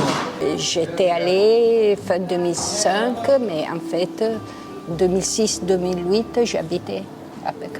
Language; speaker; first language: French; non-native, local second language; Italian